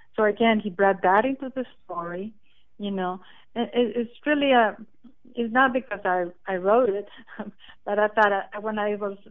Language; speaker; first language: English; non-native, fluent; Spanish